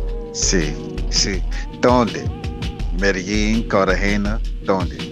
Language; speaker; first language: Spanish; non-native, learner; English